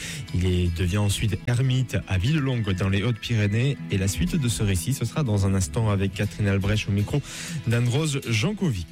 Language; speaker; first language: French; native; French